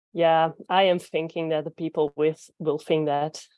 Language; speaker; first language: English; non-native, fluent; Dutch